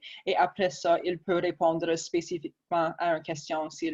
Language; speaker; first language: French; non-native, fluent; English